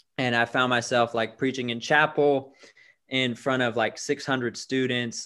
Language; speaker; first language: English; native; English